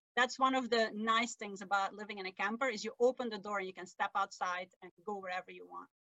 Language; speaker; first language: English; non-native, fluent; Dutch